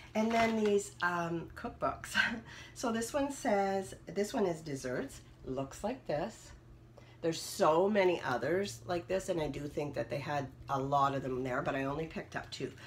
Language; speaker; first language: English; native; English